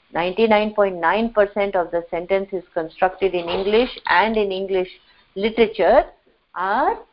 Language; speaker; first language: English; non-native, local second language; Hindi